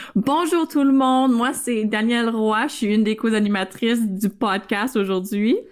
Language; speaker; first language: French; native; French